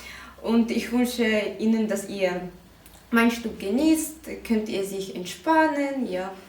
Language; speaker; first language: German; non-native, fluent; Ukrainian